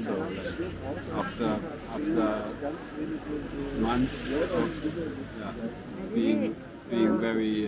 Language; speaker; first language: English; non-native, fluent; German